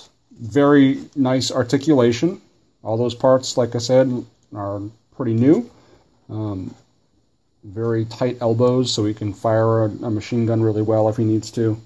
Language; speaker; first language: English; native; English